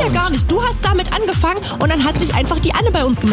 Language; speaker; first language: German; native; German